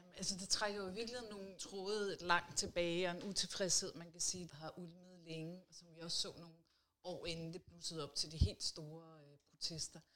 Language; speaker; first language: Danish; native; Danish